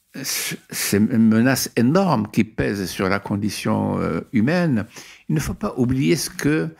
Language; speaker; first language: French; non-native, local second language; Arabic